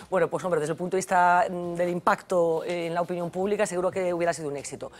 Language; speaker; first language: Spanish; native; Spanish